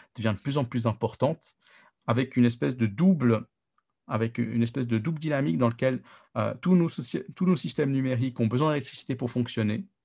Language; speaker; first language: French; native; French